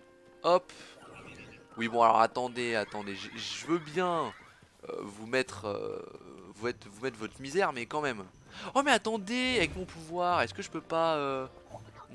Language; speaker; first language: French; native; French